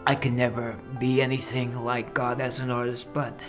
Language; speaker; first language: English; native; English